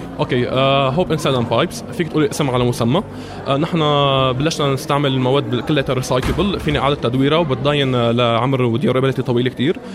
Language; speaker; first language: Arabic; native; Arabic